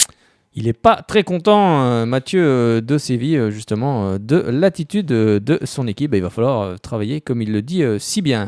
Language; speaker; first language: French; native; French